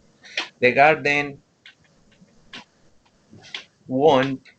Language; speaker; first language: English; non-native, learner; Spanish